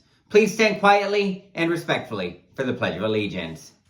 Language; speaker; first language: English; native; English